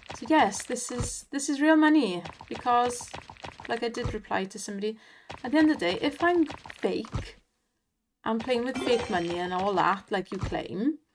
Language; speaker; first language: English; native; English